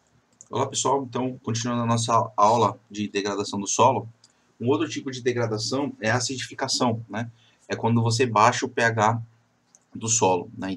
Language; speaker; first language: Portuguese; native; Portuguese